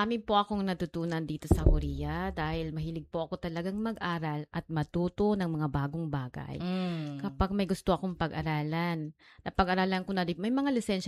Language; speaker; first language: Filipino; non-native, local second language; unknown